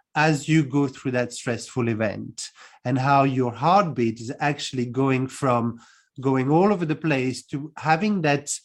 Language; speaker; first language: English; non-native, fluent; French